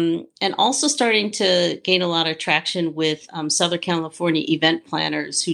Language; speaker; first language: English; native; English